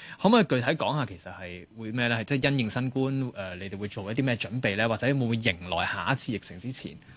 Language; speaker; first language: Cantonese; native; Cantonese